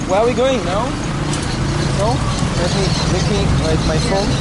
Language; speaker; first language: English; non-native, learner; French